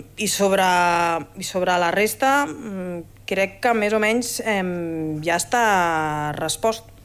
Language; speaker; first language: Catalan; native; Catalan